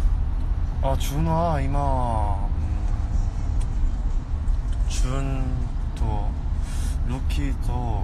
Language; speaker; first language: Japanese; non-native, learner; Korean